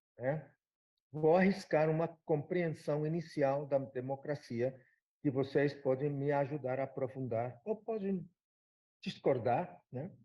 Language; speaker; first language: Portuguese; non-native, fluent; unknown